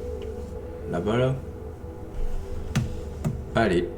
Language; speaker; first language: French; native; French